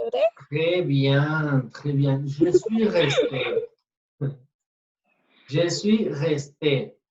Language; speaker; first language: French; non-native, fluent; Spanish